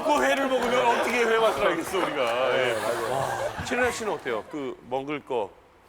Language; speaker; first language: Korean; native; Korean